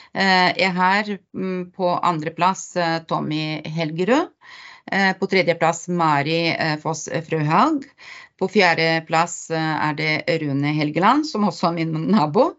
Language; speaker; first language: Norwegian; non-native, fluent; Bulgarian